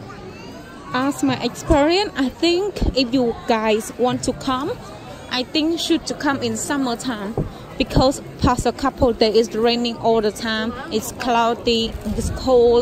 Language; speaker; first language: English; non-native, fluent; Khmer